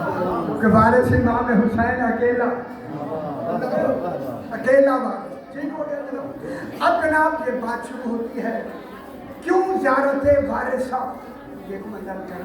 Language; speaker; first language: Urdu; native; Urdu